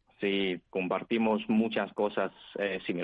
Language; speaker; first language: Spanish; non-native, fluent; Chinese